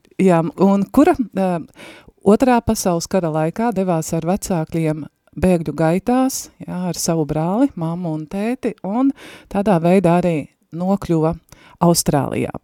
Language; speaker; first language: Latvian; native; Latvian